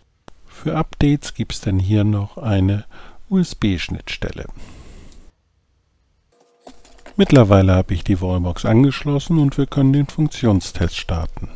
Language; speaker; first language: German; native; German